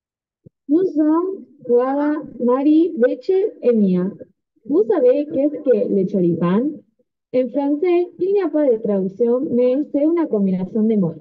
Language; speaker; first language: French; non-native, learner; Spanish